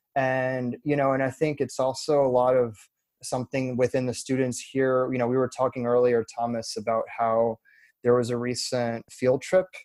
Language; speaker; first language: English; early bilingual, other home language; French